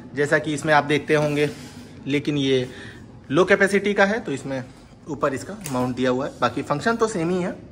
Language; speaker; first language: Hindi; native; Hindi